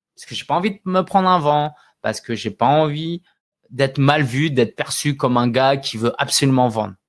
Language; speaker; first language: French; native; French